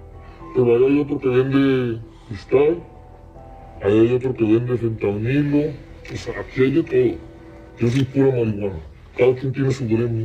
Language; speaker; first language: Spanish; native; Spanish